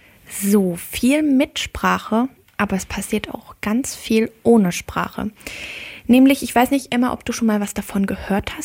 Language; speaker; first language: German; native; German